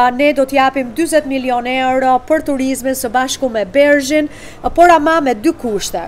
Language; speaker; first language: Albanian; non-native, fluent; Italian